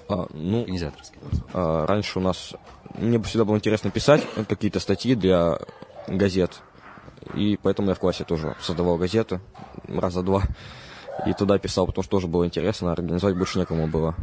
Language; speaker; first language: Russian; native; Russian